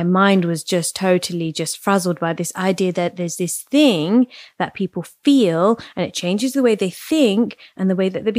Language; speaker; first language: English; native; English